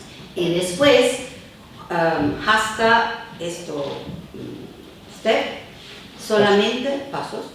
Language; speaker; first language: Spanish; non-native, fluent; Italian